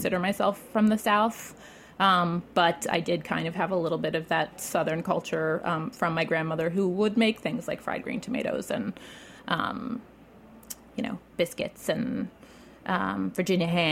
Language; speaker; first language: English; native; English